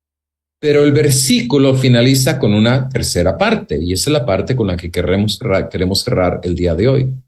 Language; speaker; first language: Spanish; native; Spanish